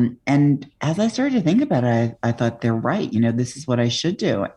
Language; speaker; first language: English; native; English